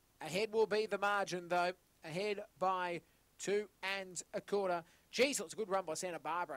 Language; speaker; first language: English; native; English